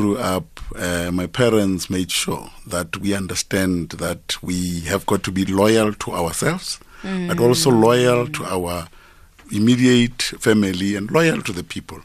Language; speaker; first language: English; non-native, local second language; Northern Sotho